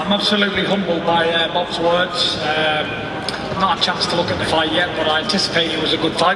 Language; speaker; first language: English; native; English